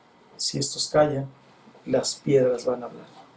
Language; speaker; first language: Spanish; native; Spanish